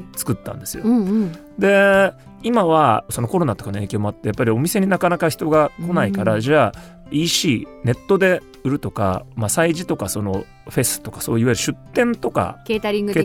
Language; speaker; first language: Japanese; native; Japanese